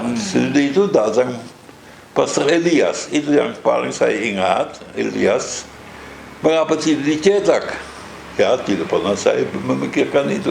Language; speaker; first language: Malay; non-native, fluent; Dutch